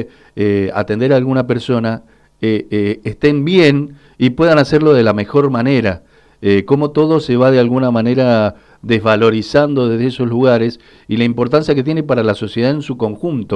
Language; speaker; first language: Spanish; native; Spanish